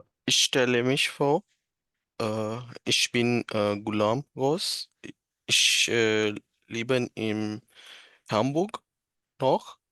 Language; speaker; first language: German; non-native, learner; Urdu